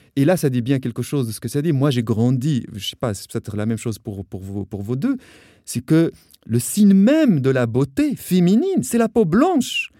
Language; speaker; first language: French; non-native, local second language; Arabic